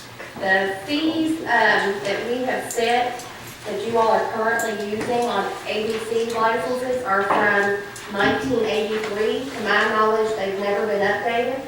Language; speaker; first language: English; native; English